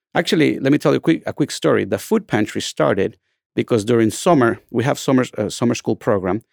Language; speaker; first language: English; non-native, fluent; Spanish